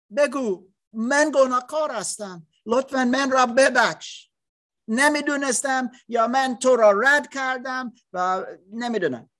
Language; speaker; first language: Persian; non-native, learner; English